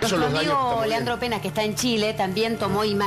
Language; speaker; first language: Spanish; native; Spanish